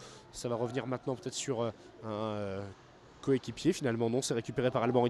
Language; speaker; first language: French; native; French